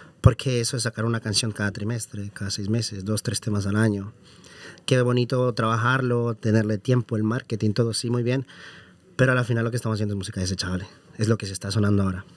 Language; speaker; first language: Spanish; native; Spanish